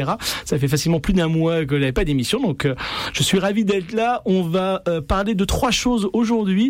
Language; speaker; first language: French; native; French